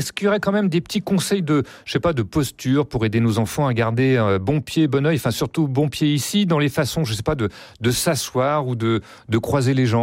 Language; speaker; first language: French; native; French